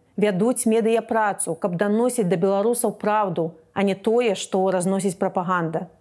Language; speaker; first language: Belarusian; native; Belarusian